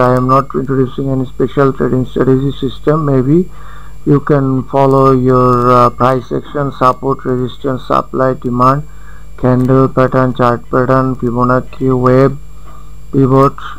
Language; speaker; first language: English; non-native, local second language; Bangla